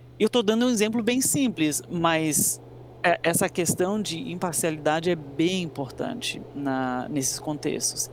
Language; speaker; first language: Portuguese; early bilingual, other home language; English